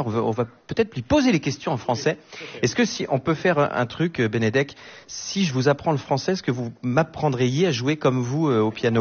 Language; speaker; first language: French; native; French